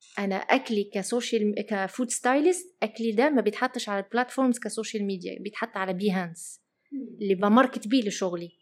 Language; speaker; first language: Arabic; early bilingual, heritage; Arabic